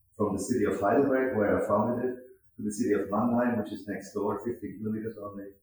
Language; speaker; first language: English; non-native, fluent; German